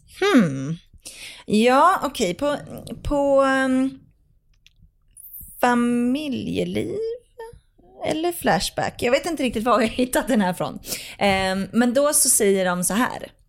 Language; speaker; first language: Swedish; native; Swedish